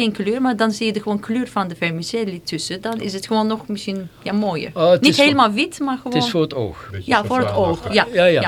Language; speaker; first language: Dutch; non-native, fluent; Turkish